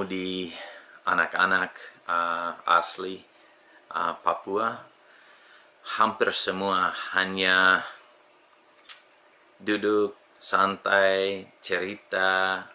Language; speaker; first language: Indonesian; non-native, fluent; English